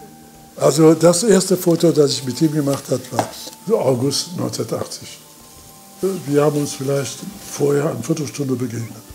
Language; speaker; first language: German; non-native, fluent; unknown